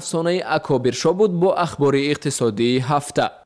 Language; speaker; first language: Persian; native; Persian